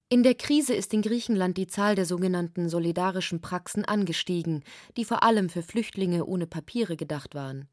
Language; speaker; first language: German; native; German